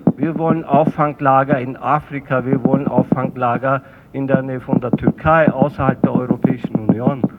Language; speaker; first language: German; early bilingual, other home language; Turkish